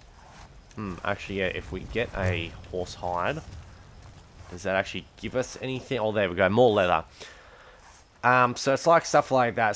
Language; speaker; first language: English; native; English